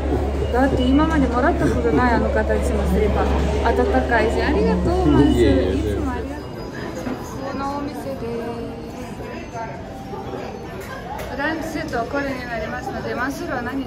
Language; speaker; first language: Japanese; non-native, fluent; Romanian